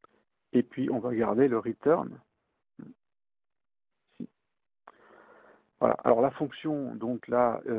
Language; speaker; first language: French; native; French